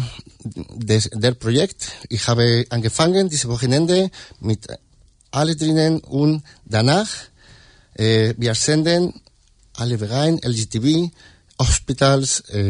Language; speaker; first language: German; non-native, learner; Spanish